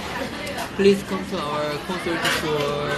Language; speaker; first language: English; non-native, learner; Korean